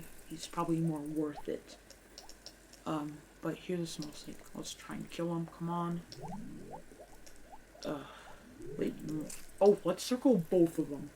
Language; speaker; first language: English; native; English